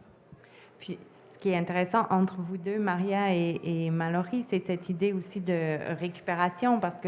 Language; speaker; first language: French; native; French